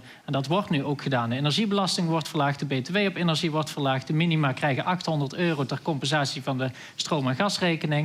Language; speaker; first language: Dutch; native; Dutch